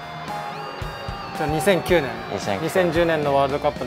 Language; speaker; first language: Japanese; native; Japanese